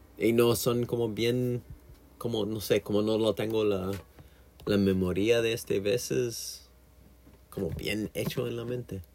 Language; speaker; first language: Spanish; non-native, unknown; English